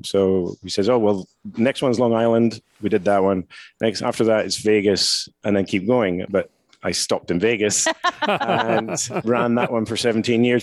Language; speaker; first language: English; native; English